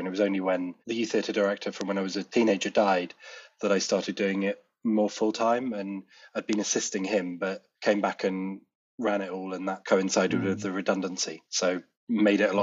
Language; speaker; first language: English; native; English